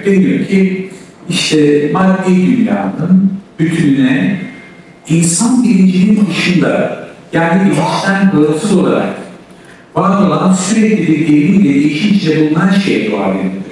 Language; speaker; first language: Turkish; native; Turkish